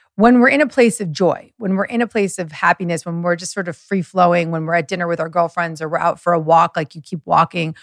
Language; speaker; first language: English; early bilingual, other home language; German